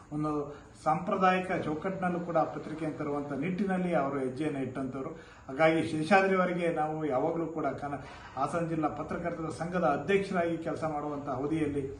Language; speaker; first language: Kannada; native; Kannada